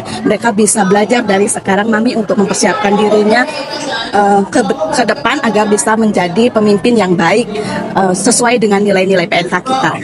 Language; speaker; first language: Indonesian; native; Indonesian